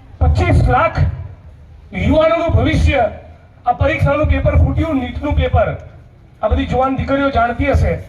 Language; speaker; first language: Gujarati; native; Gujarati